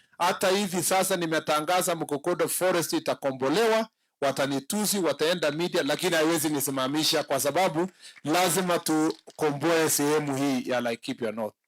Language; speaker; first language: Swahili; non-native, local second language; Kalenjin